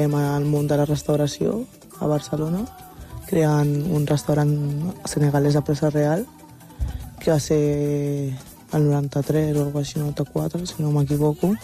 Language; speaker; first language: Catalan; early bilingual, other home language; Wolof